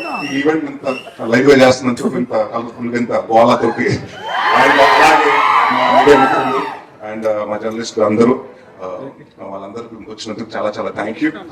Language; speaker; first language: Telugu; native; Telugu